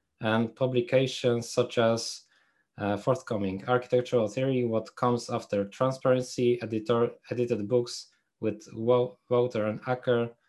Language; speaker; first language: English; non-native, fluent; Polish